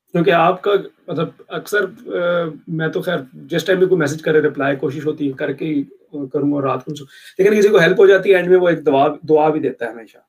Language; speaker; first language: Urdu; native; Urdu